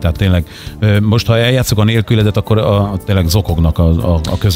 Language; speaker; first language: Hungarian; native; Hungarian